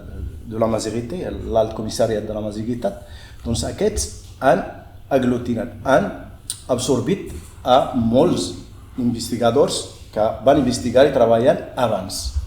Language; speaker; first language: Catalan; non-native, fluent; Berber languages